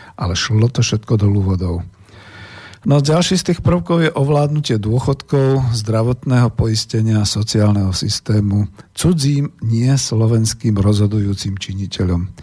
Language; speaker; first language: Slovak; native; Slovak